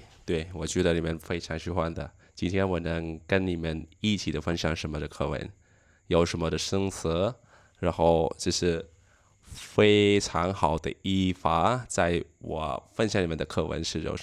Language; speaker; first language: Chinese; non-native, learner; Khmer